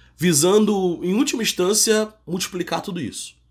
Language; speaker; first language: Portuguese; native; Portuguese